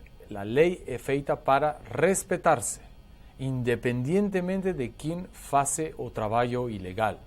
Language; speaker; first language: Portuguese; non-native, learner; Spanish